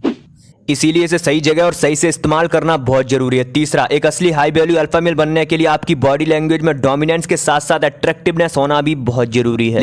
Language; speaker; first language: Hindi; native; Hindi